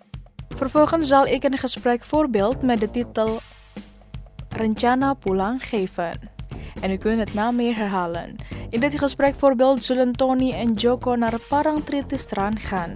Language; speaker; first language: Dutch; non-native, learner; Indonesian